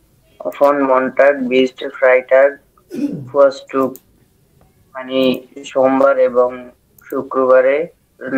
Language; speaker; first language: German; non-native, learner; Bangla